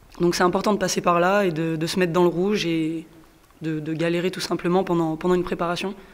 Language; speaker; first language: French; native; French